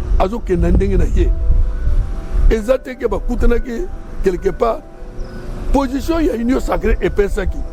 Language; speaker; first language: Lingala; non-native, local second language; Kongo